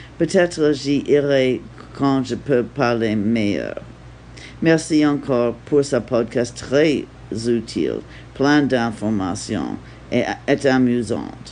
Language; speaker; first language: French; non-native, learner; English